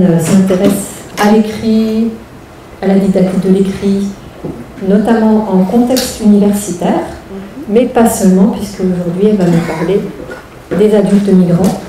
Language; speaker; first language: French; native; French